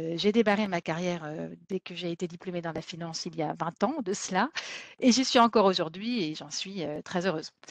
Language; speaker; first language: French; native; French